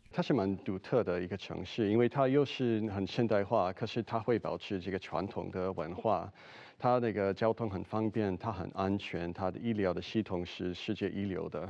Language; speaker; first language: Chinese; non-native, fluent; English